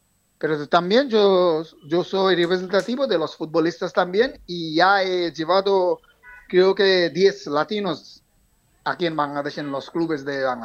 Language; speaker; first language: Spanish; non-native, fluent; Bangla